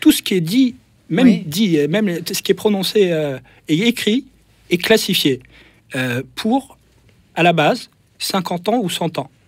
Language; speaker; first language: French; native; French